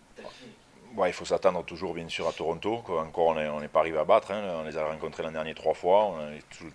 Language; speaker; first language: French; native; French